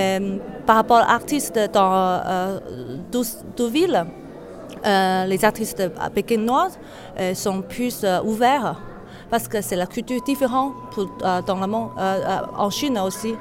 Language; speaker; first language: French; non-native, fluent; Chinese